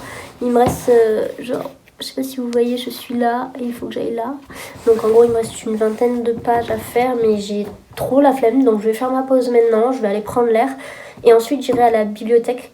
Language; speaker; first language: French; native; French